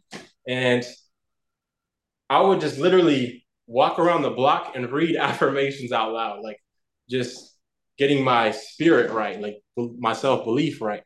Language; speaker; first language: English; native; English